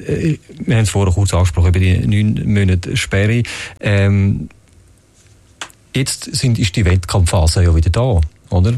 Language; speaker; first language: German; native; German